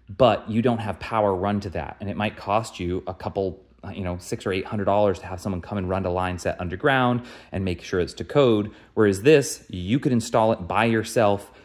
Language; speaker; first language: English; native; English